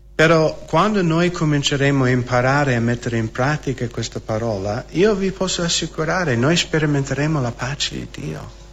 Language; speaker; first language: Italian; non-native, fluent; English